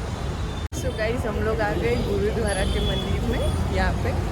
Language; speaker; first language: Hindi; non-native, local second language; Gujarati